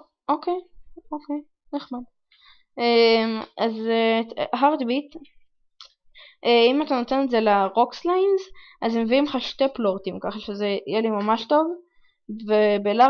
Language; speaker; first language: Hebrew; native; Hebrew